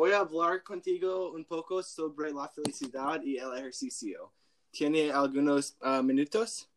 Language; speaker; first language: Spanish; non-native, learner; English